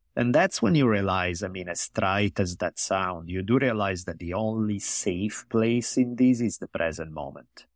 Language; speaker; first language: English; non-native, fluent; Italian